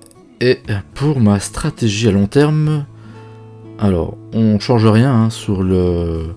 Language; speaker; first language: French; native; French